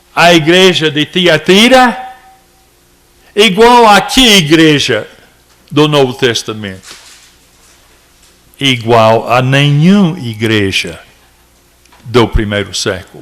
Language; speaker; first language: Portuguese; non-native, fluent; English